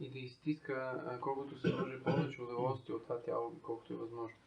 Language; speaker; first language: Bulgarian; native; Bulgarian